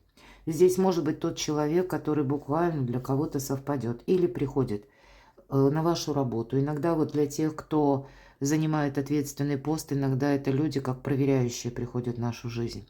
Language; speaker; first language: Russian; native; Russian